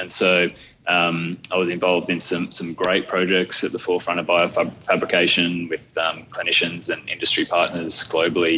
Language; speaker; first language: English; native; English